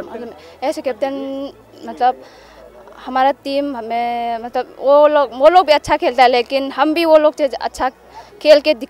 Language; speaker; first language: Hindi; non-native, local second language; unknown